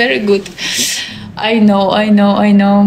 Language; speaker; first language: English; non-native, learner; Russian